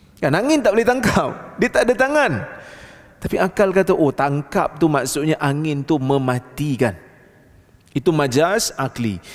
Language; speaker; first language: Malay; native; Malay